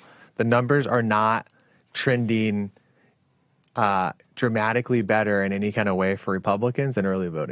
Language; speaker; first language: English; native; English